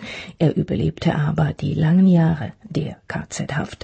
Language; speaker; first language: German; non-native, fluent; Czech